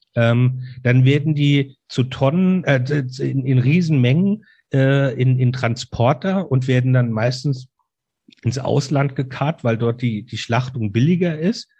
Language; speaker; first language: German; native; German